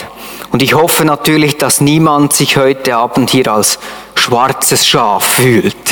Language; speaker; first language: German; native; German